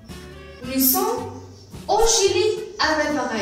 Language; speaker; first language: French; non-native, learner; Spanish